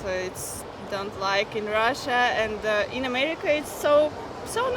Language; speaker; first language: English; non-native, learner; Russian